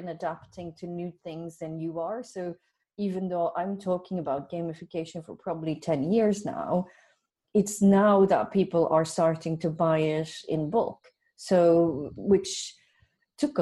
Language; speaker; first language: English; native; English